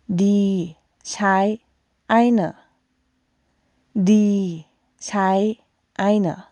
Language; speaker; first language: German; non-native, fluent; Thai